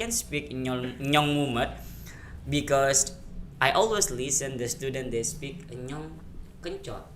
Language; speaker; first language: English; non-native, fluent; Indonesian